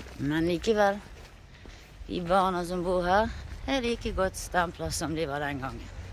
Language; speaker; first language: Norwegian; native; Norwegian